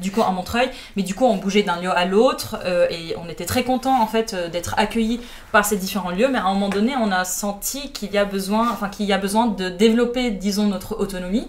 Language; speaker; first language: French; non-native, fluent; Arabic